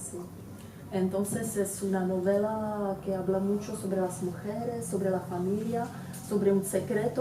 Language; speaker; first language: Spanish; non-native, fluent; Czech